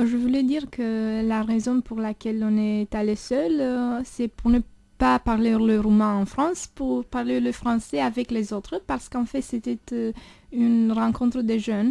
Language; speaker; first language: French; non-native, fluent; Romanian